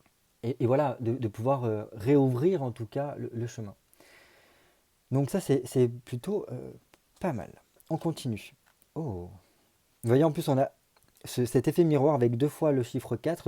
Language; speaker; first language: French; native; French